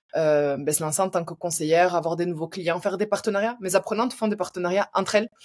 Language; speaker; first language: French; native; French